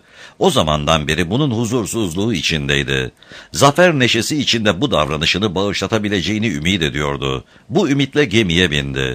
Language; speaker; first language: Turkish; native; Turkish